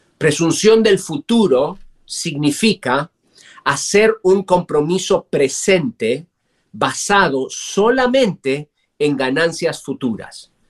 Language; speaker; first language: Spanish; native; Spanish